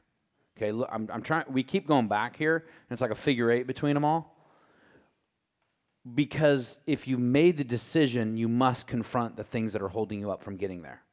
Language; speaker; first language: English; native; English